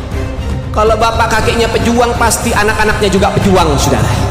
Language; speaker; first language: Indonesian; native; Indonesian